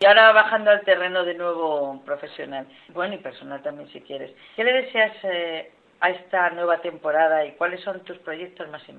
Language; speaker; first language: Spanish; native; Spanish